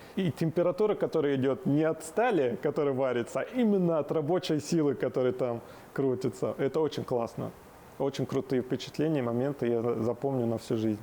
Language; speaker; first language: Russian; non-native, fluent; Arabic